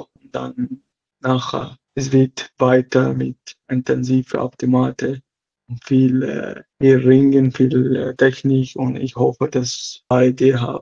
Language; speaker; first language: German; non-native, local second language; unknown